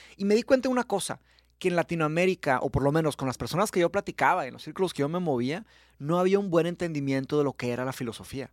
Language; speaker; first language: Spanish; early bilingual, other home language; Portuguese